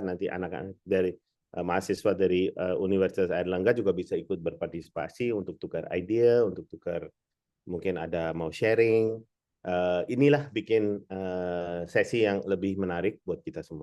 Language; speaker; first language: Indonesian; non-native, fluent; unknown